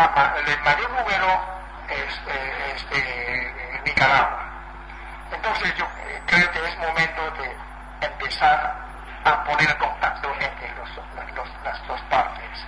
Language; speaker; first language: Spanish; non-native, fluent; Chinese